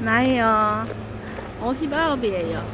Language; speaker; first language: Korean; native; Korean